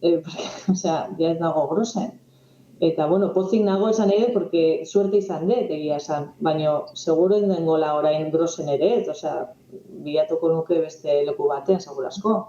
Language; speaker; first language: Basque; non-native, local second language; Spanish